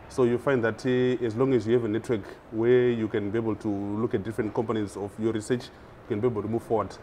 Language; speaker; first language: English; non-native, local second language; Shona